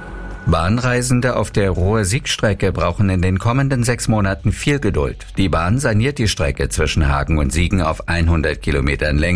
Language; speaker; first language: German; native; German